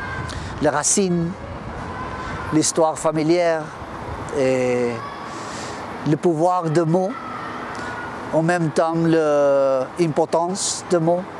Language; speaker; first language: French; non-native, fluent; Spanish